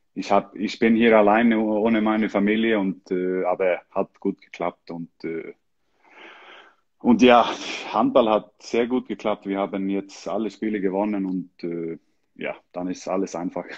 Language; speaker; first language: German; non-native, learner; Icelandic